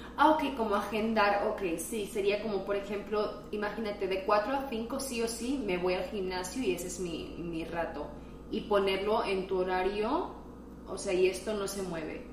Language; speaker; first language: Spanish; native; Spanish